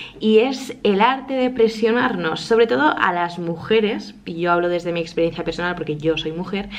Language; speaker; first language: Spanish; native; Spanish